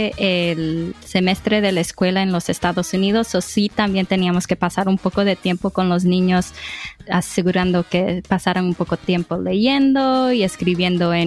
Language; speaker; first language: Spanish; early bilingual, heritage; English